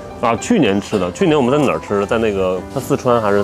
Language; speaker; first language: Chinese; native; Chinese